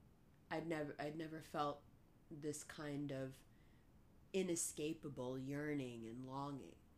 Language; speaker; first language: English; early bilingual, other home language; Urdu